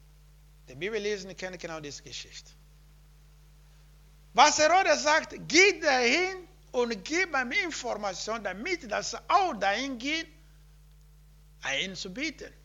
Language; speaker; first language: German; non-native, learner; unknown